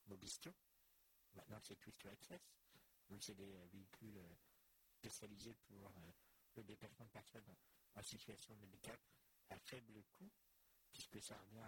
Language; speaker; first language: French; native; French